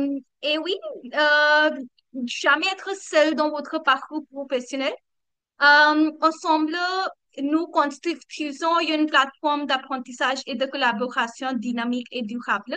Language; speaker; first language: French; non-native, learner; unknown